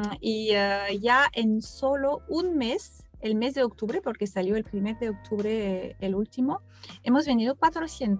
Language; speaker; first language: Spanish; non-native, fluent; French